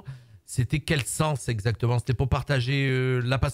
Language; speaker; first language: French; native; French